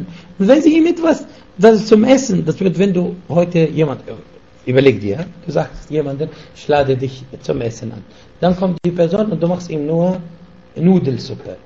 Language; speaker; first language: German; non-native, fluent; Arabic